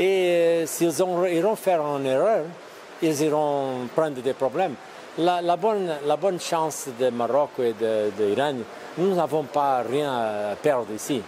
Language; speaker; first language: French; non-native, fluent; Portuguese